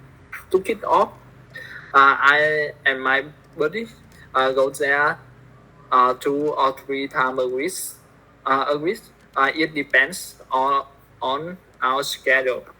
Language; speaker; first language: English; non-native, learner; Vietnamese